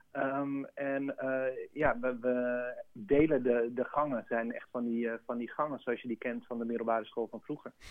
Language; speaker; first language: Dutch; native; Dutch